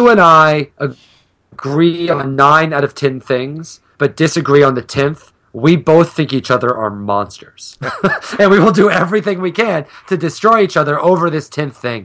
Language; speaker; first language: English; native; English